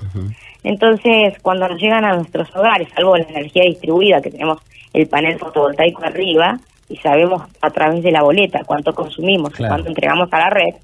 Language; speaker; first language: Spanish; native; Spanish